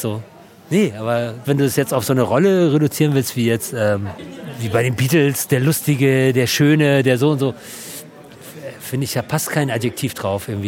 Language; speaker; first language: German; native; German